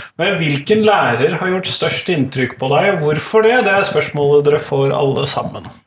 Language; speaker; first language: Norwegian; native; Norwegian